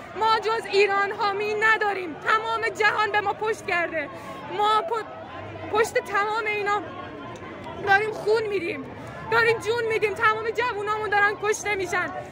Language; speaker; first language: Persian; native; Persian